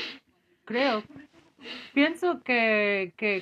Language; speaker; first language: Spanish; non-native, learner; English